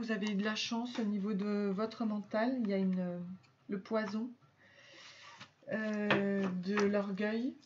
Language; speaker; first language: French; native; French